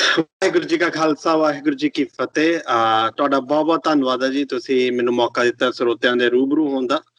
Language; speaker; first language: Punjabi; early bilingual, heritage; Punjabi